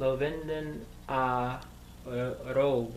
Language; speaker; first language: Spanish; non-native, learner; English